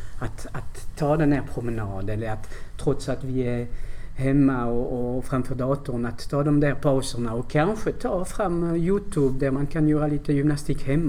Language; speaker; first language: Swedish; non-native, fluent; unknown